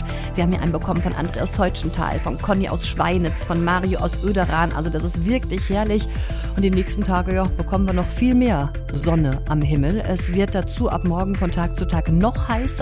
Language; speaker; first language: German; native; German